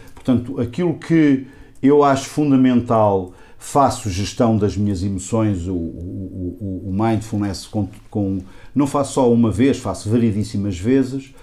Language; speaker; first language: Portuguese; native; Portuguese